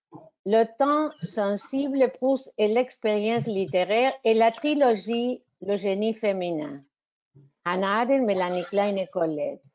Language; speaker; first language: French; non-native, fluent; Spanish